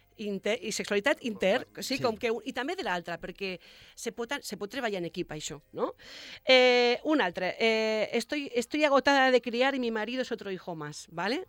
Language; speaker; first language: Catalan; non-native, local second language; Spanish